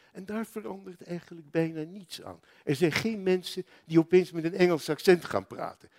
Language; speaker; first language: Dutch; native; Dutch